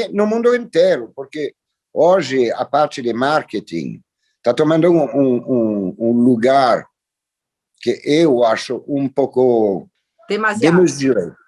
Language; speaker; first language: Portuguese; non-native, fluent; French